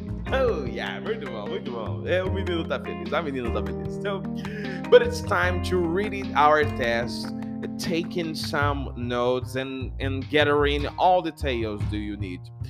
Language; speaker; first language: English; non-native, fluent; Portuguese